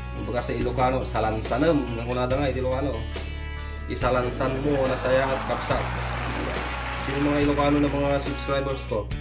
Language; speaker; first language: Filipino; non-native, local second language; Iloko